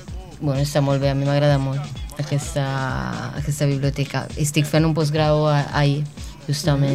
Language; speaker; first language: Catalan; non-native, fluent; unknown